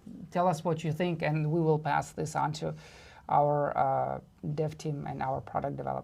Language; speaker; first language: English; non-native, fluent; Russian